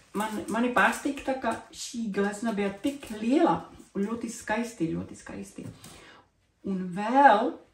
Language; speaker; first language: Latvian; non-native, learner; Czech